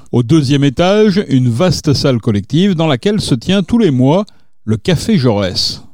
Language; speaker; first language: French; native; French